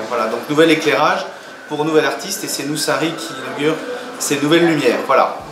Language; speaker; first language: French; native; French